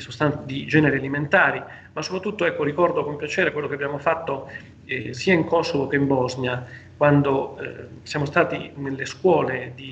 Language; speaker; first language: Italian; native; Italian